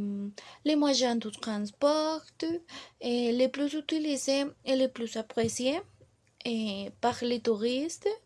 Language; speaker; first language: French; non-native, learner; Spanish